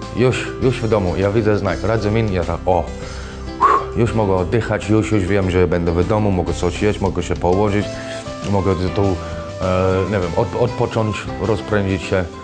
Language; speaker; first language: Polish; non-native, fluent; English